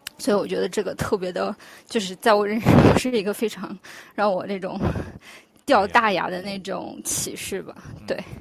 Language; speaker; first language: Chinese; non-native, local second language; Uyghur